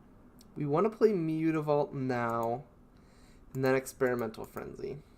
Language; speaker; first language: English; native; English